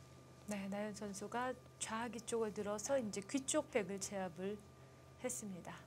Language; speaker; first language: Korean; native; Korean